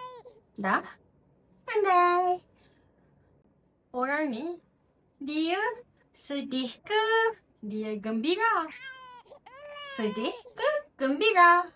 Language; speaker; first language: Malay; native; Malay